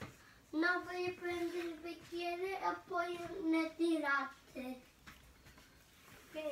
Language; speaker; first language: Italian; early bilingual, other home language; Filipino